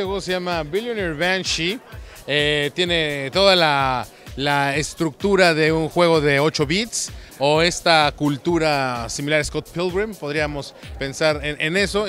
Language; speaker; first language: Spanish; native; Spanish